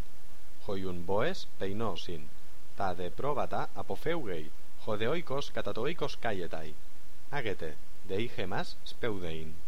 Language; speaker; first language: Greek; non-native, fluent; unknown